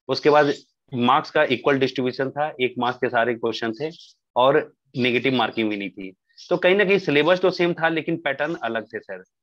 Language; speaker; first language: Hindi; native; Hindi